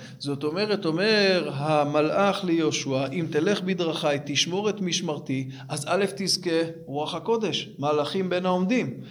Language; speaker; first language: Hebrew; native; Hebrew